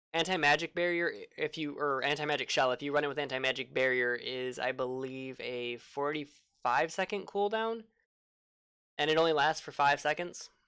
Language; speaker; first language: English; native; English